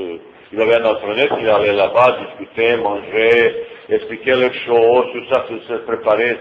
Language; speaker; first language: French; non-native, fluent; Bosnian